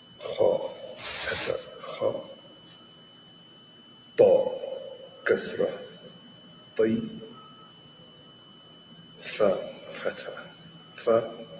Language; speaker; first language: Arabic; non-native, learner; English